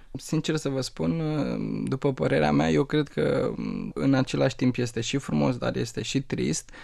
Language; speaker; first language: Romanian; native; Romanian